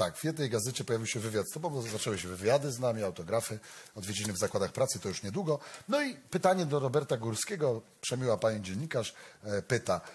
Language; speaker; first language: Polish; native; Polish